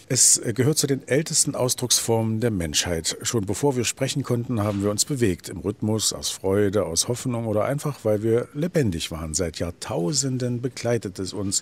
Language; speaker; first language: German; native; German